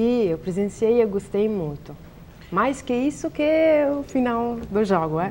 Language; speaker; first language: Portuguese; non-native, learner; Italian